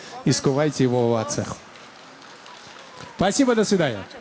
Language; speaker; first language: Russian; native; Russian